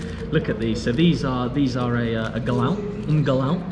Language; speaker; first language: Portuguese; non-native, learner; English